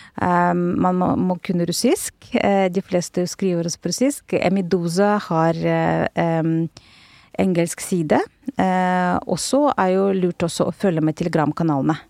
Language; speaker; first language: Norwegian; non-native, fluent; Russian